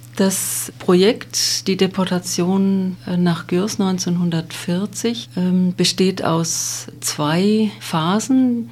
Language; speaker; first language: German; native; German